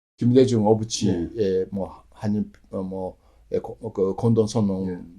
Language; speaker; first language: Korean; non-native, fluent; Japanese